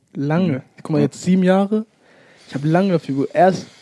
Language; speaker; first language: German; native; German